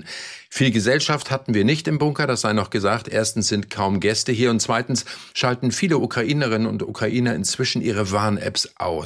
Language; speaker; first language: German; native; German